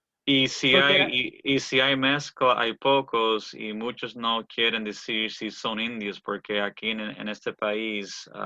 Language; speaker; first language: Spanish; early bilingual, heritage; Spanish